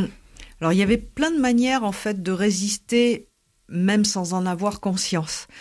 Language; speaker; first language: French; native; French